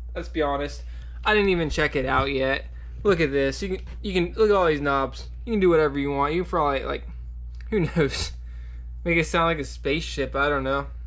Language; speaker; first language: English; native; English